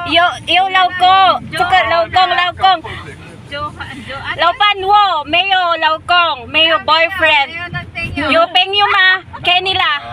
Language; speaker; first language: Chinese; non-native, learner; Filipino